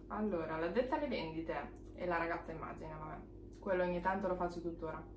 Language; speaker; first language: Italian; non-native, fluent; Portuguese